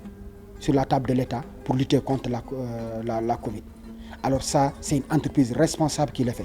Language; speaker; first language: French; non-native, local second language; Wolof